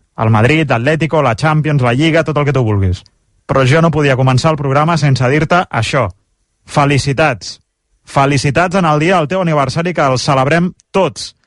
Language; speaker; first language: Catalan; native; Catalan